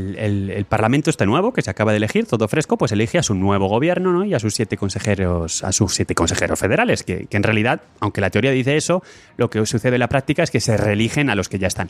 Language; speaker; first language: Spanish; native; Spanish